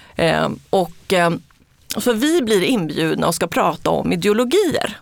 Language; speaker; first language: Swedish; early bilingual, other home language; Spanish